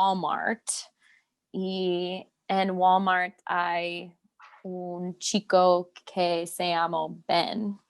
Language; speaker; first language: Spanish; non-native, learner; English